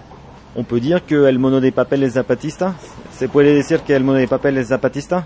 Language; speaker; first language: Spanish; non-native, learner; French